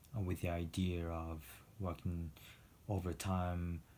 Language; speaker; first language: English; non-native, fluent; Japanese